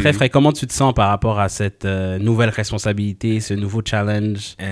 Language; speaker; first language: French; native; French